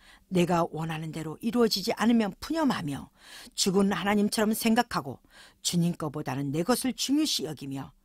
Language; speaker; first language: Korean; native; Korean